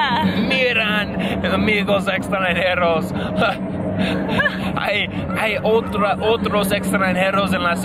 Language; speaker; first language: Spanish; non-native, learner; English